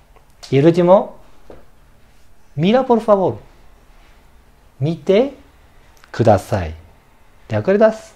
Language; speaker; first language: Spanish; non-native, learner; Japanese